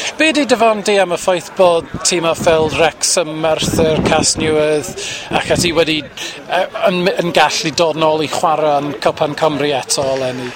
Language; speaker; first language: Welsh; native; Welsh